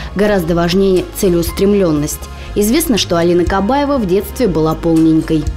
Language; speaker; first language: Russian; native; Russian